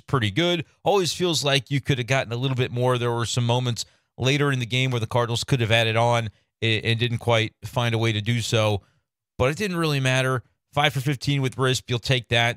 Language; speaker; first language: English; native; English